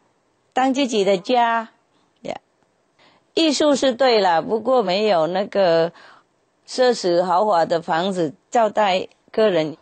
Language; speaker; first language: Chinese; non-native, fluent; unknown